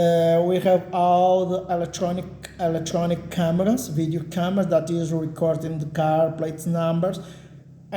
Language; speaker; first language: English; non-native, learner; Portuguese